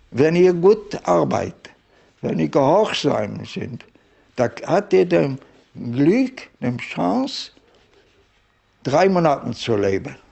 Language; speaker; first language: German; non-native, learner; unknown